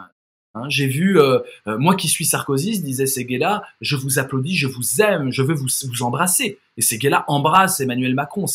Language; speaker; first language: French; native; French